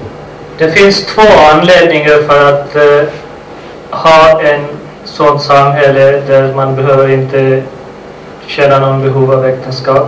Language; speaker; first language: Swedish; non-native, fluent; Urdu